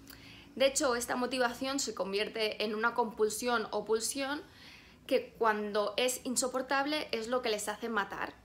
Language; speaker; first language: Spanish; native; Spanish